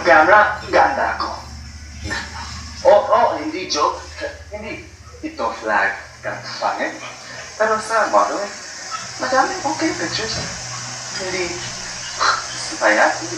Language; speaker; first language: Filipino; non-native, learner; English